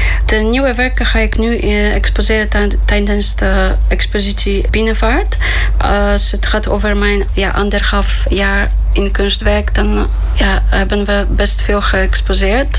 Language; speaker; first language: Dutch; non-native, fluent; Polish